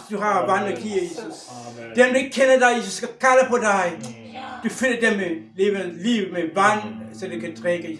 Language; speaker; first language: Danish; non-native, fluent; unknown